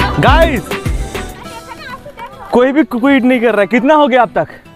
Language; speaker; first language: Hindi; non-native, local second language; Bangla